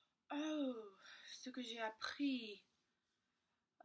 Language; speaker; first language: French; non-native, learner; English